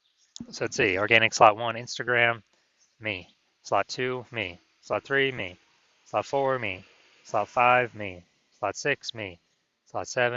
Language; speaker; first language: English; native; English